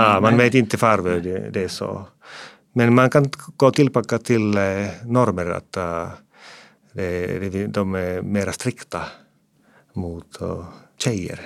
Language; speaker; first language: Swedish; non-native, fluent; Finnish